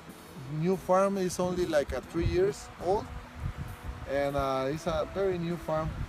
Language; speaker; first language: English; non-native, learner; Spanish